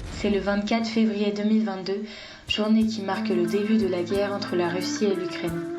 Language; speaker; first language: French; native; French